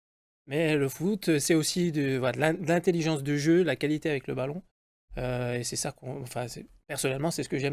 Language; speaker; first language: French; native; French